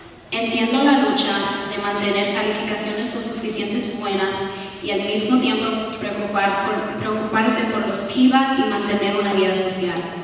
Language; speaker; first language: Spanish; early bilingual, other home language; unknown